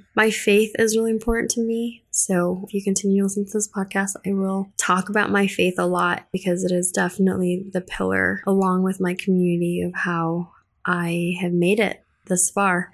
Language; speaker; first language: English; early bilingual, other home language; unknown